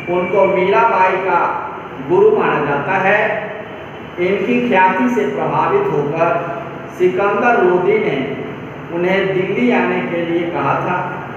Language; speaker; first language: Hindi; native; Hindi